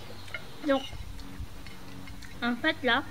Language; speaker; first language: French; non-native, learner; Filipino